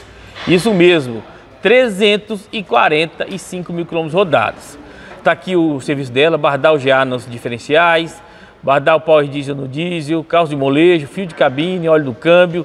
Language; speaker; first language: Portuguese; native; Portuguese